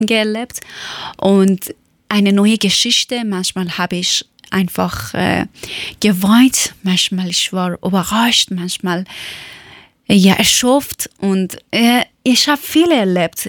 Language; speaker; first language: German; non-native, learner; Persian